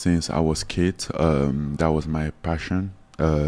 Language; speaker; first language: English; non-native, local second language; French